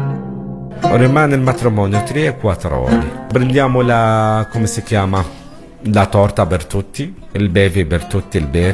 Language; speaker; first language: Italian; non-native, learner; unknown